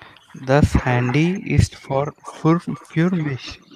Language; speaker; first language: German; non-native, learner; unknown